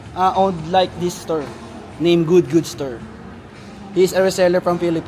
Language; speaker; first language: English; non-native, local second language; Filipino